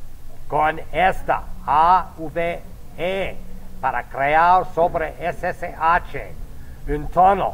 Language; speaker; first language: Spanish; non-native, fluent; English